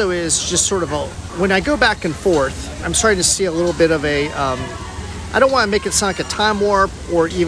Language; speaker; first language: English; native; English